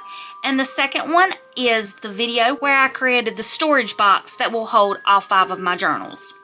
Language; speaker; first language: English; native; English